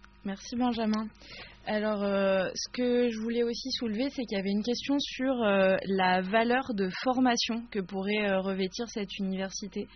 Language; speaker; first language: French; native; French